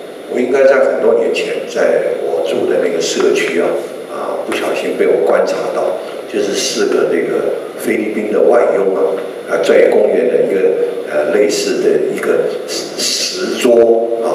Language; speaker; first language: Chinese; native; Chinese